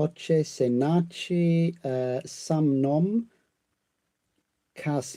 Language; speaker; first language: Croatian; non-native, learner; English